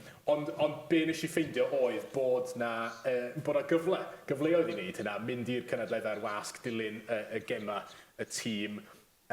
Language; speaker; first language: Welsh; native; Welsh